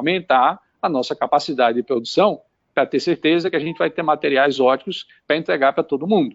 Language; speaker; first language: Portuguese; native; Portuguese